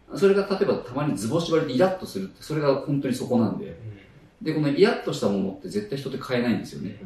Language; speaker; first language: Japanese; native; Japanese